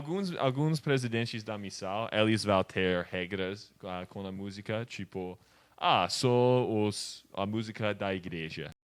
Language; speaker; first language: Portuguese; non-native, learner; English